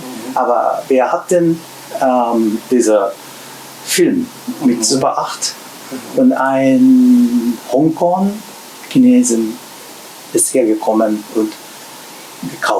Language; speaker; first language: German; non-native, learner; Japanese